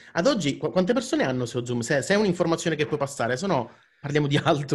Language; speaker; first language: Italian; native; Italian